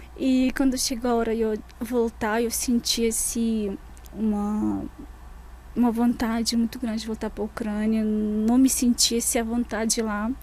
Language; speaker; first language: Portuguese; non-native, fluent; Russian